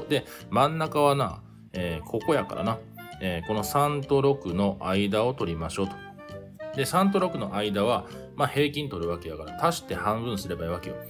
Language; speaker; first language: Japanese; native; Japanese